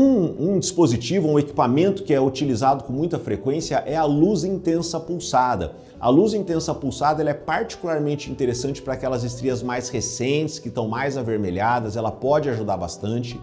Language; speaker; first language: Portuguese; native; Portuguese